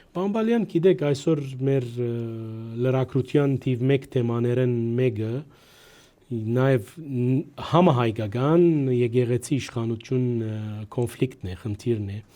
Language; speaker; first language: Armenian; early bilingual, heritage; Armenian